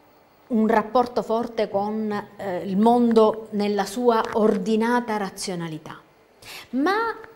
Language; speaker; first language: Italian; native; Italian